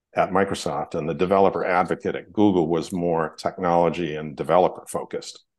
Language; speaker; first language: English; native; English